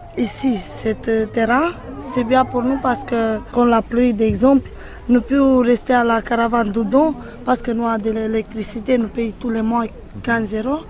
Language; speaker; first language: French; non-native, learner; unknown